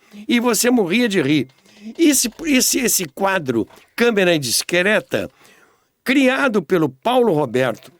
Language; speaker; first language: Portuguese; native; Portuguese